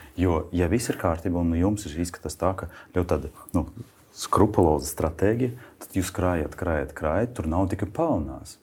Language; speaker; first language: Latvian; non-native, local second language; Russian